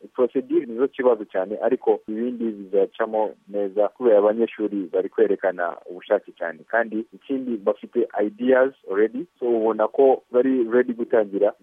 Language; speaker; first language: Kinyarwanda; early bilingual, heritage; Kinyarwanda